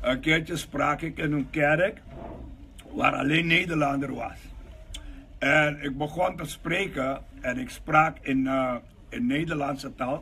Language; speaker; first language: Dutch; non-native, local second language; Papiamento